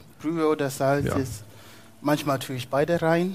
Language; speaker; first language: German; non-native, fluent; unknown